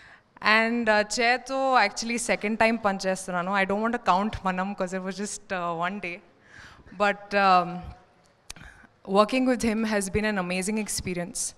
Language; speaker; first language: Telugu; non-native, learner; Hindi